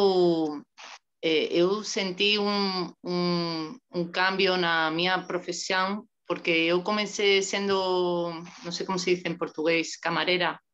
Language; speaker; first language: Portuguese; non-native, learner; Spanish